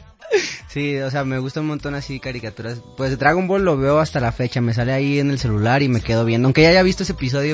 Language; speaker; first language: Spanish; native; Spanish